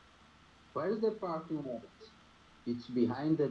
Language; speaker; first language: English; non-native, learner; Portuguese